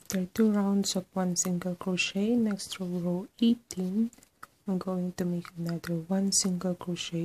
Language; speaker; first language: English; non-native, fluent; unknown